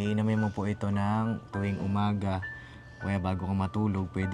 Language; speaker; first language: Filipino; native; Filipino